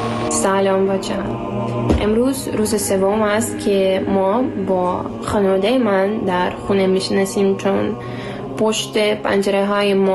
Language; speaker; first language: Persian; non-native, learner; Ukrainian